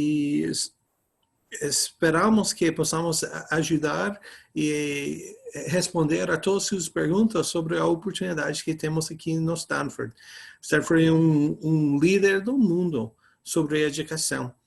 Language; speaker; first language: Portuguese; non-native, fluent; English